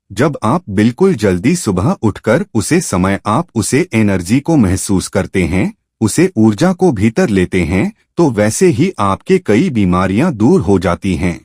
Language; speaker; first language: Hindi; native; Hindi